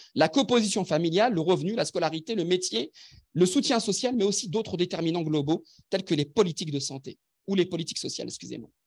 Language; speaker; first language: French; non-native, local second language; Arabic